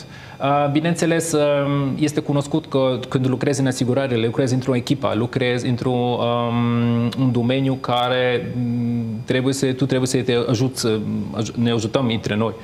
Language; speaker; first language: Romanian; non-native, fluent; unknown